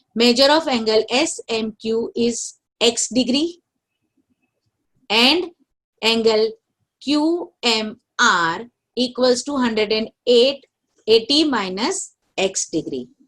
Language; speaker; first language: English; non-native, local second language; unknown